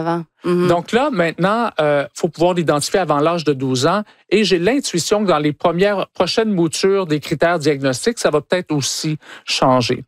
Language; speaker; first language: French; native; French